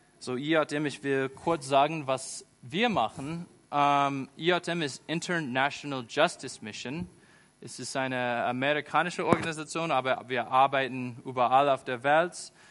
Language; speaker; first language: German; non-native, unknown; English